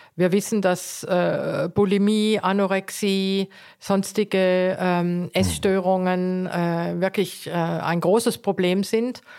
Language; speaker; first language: German; native; German